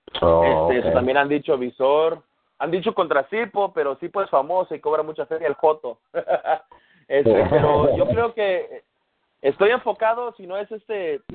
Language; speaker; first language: Spanish; early bilingual, heritage; Spanish